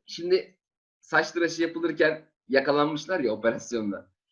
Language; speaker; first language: Turkish; native; Turkish